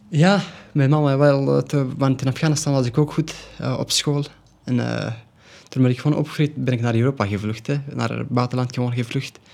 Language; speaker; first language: Dutch; non-native, learner; Pashto